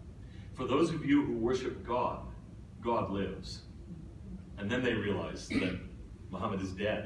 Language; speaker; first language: English; native; English